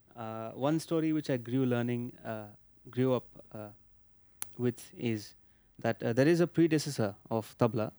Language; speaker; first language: English; non-native, local second language; Marathi